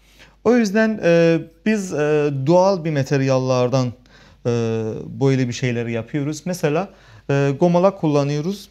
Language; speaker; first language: Turkish; non-native, fluent; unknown